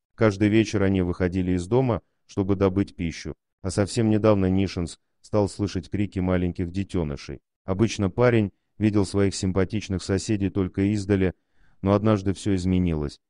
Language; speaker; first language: Russian; native; Russian